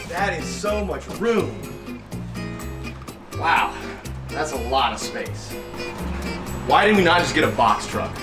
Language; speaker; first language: English; native; English